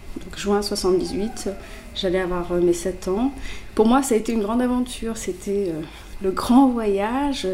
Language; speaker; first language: French; early bilingual, other home language; Kabyle